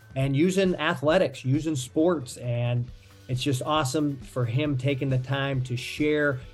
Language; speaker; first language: English; native; English